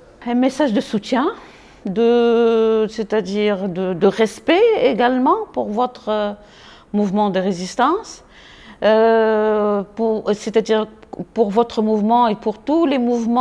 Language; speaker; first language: French; non-native, local second language; Arabic